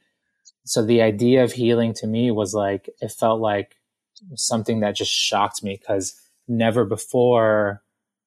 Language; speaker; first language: English; native; English